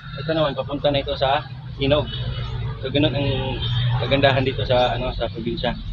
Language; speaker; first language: Filipino; non-native, local second language; Cebuano